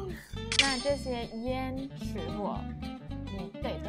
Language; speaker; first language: Chinese; non-native, fluent; Thai